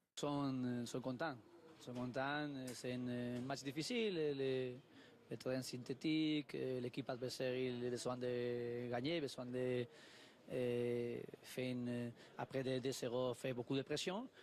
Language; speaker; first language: French; non-native, learner; Spanish